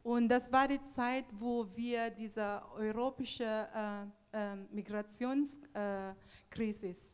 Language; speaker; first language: German; non-native, fluent; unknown